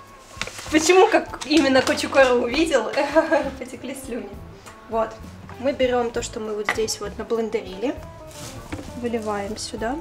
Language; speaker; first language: Russian; native; Russian